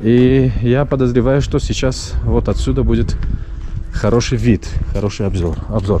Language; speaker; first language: Russian; non-native, local second language; Tajik